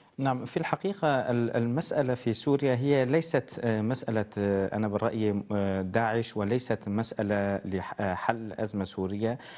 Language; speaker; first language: Arabic; non-native, fluent; Turkish